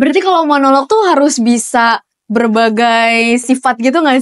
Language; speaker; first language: Indonesian; native; Indonesian